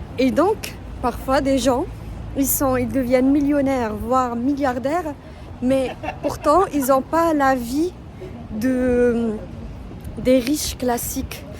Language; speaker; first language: French; non-native, local second language; Arabic